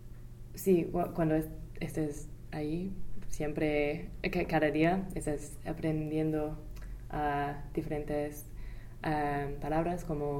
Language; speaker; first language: Spanish; non-native, fluent; English